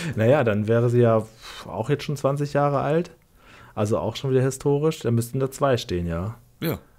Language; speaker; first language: German; native; German